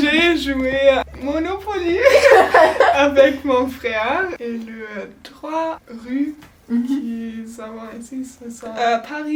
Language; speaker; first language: French; non-native, learner; German